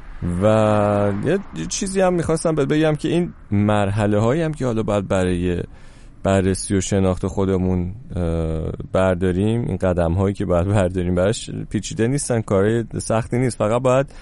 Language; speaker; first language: Persian; native; Persian